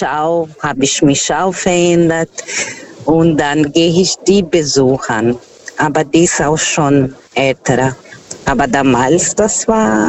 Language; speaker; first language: German; non-native, learner; Portuguese